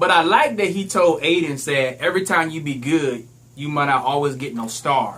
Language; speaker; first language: English; native; English